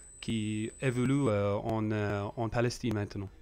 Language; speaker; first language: French; non-native, learner; English